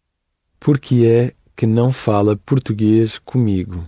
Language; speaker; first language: Portuguese; non-native, learner; English